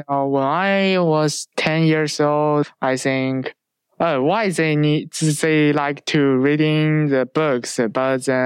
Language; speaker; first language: English; non-native, learner; Chinese